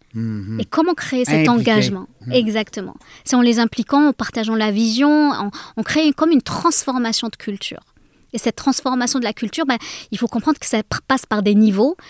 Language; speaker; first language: French; native; French